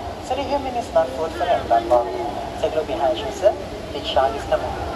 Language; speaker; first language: English; non-native, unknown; Thai